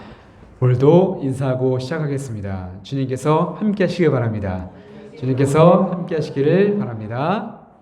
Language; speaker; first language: Korean; native; Korean